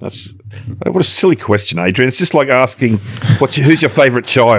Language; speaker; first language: English; native; English